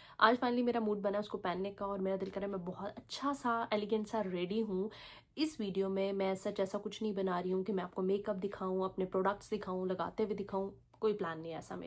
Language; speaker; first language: Urdu; native; Urdu